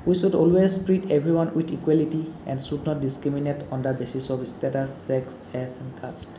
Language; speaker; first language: English; non-native, local second language; Assamese